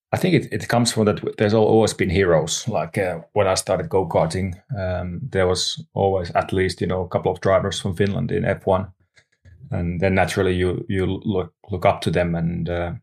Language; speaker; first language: English; non-native, fluent; Finnish